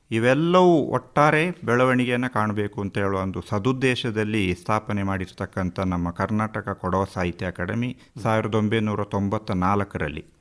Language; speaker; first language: Kannada; non-native, local second language; Kodava